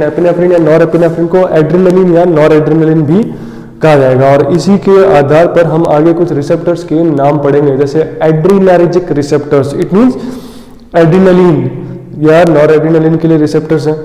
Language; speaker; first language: Hindi; native; Hindi